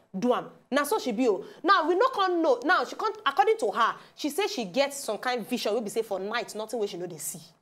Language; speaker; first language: Nigerian Pidgin; native; Nigerian Pidgin